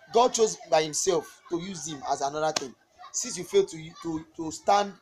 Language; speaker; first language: English; non-native, local second language; Yoruba